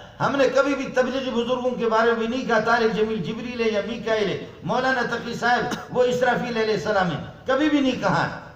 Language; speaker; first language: Urdu; non-native, local second language; Brahui